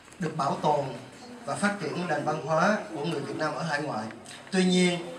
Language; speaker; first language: Vietnamese; native; Vietnamese